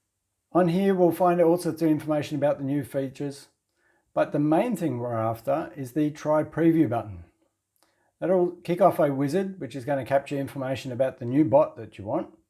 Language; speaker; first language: English; native; English